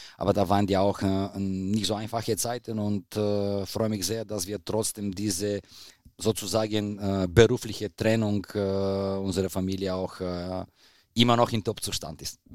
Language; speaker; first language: German; non-native, fluent; Bulgarian